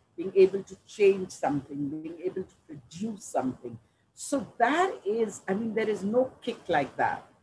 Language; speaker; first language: English; non-native, local second language; Punjabi